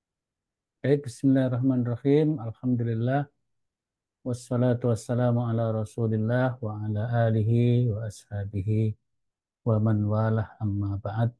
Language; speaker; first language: Indonesian; native; Indonesian